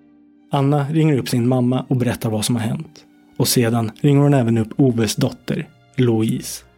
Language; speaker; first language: Swedish; native; Swedish